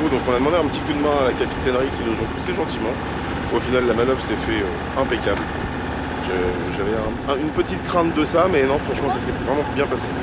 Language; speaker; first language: French; native; French